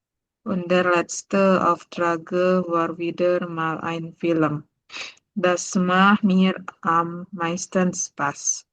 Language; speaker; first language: German; non-native, learner; Indonesian